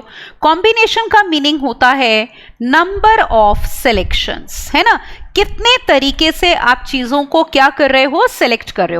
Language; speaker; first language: Hindi; native; Hindi